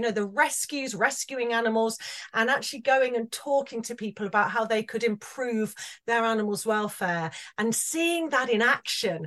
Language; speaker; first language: English; native; English